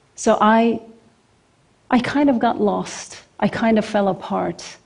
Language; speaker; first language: English; non-native, fluent; Norwegian